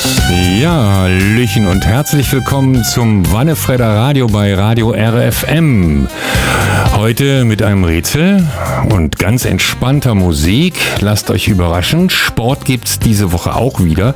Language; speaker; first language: German; native; German